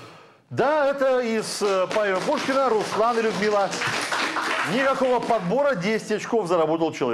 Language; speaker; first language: Russian; native; Russian